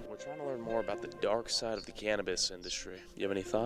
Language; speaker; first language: English; native; English